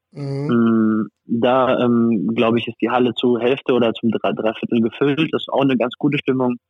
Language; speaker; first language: German; non-native, fluent; French